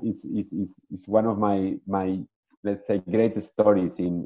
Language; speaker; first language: English; non-native, fluent; Spanish